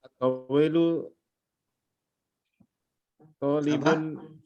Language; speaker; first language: Arabic; non-native, learner; Indonesian